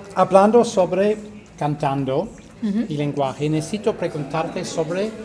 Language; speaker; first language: Spanish; non-native, fluent; English